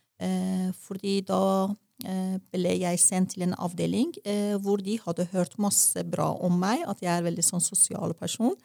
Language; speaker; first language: Norwegian; non-native, fluent; Persian